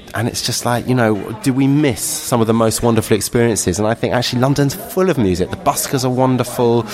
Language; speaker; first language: English; native; English